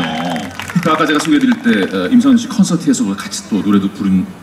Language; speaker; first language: Korean; native; Korean